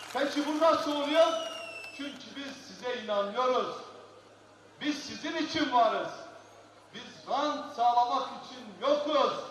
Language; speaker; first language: Turkish; non-native, local second language; Kurdish